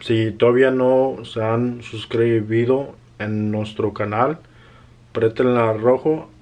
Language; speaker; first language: Spanish; early bilingual, heritage; Spanish